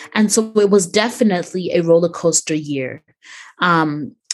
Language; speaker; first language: English; native; English